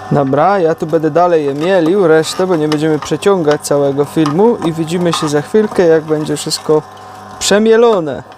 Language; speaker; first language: Polish; native; Polish